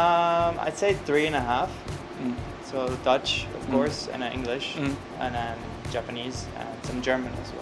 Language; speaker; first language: English; non-native, fluent; Dutch